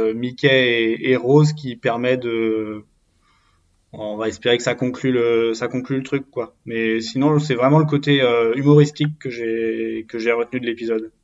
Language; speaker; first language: French; native; French